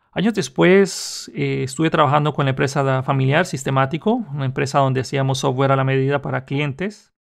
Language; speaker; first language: Spanish; native; Spanish